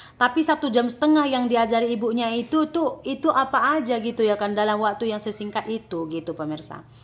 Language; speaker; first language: Indonesian; native; Indonesian